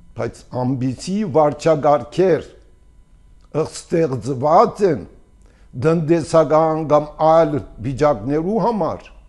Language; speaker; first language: Armenian; early bilingual, heritage; Armenian